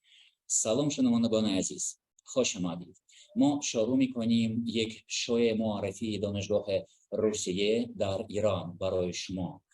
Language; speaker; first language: Persian; non-native, learner; Russian